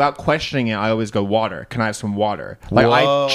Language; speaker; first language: English; native; English